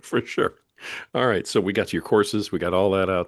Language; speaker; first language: English; native; English